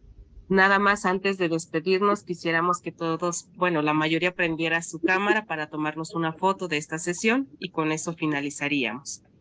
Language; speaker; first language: Spanish; native; Spanish